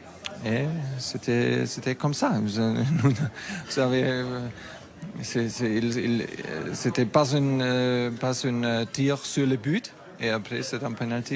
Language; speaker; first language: French; non-native, fluent; German